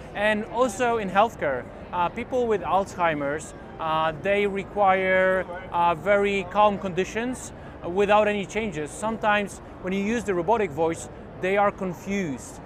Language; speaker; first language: English; non-native, fluent; Polish